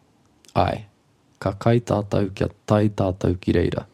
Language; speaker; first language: Māori; non-native, local second language; English